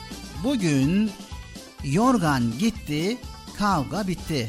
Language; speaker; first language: Turkish; native; Turkish